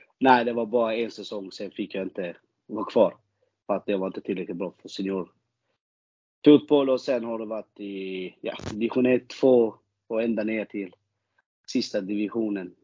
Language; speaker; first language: Swedish; early bilingual, other home language; Albanian